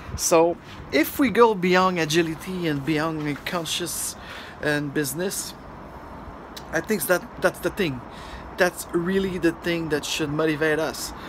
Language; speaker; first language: English; non-native, fluent; French